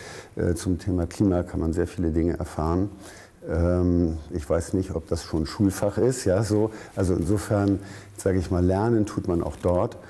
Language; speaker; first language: German; native; German